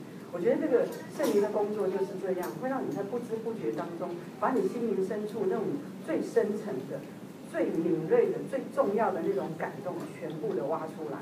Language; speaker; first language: Chinese; native; Chinese